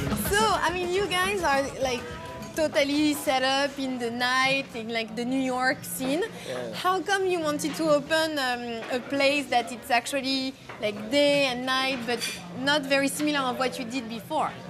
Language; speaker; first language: English; non-native, fluent; French